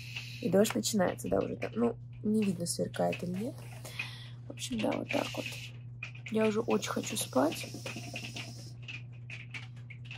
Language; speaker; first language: Russian; native; Russian